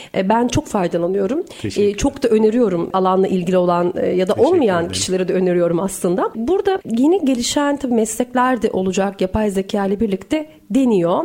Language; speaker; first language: Turkish; native; Turkish